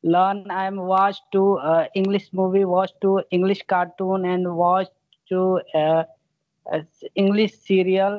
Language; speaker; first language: English; non-native, learner; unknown